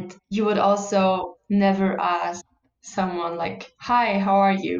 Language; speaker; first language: English; non-native, fluent; German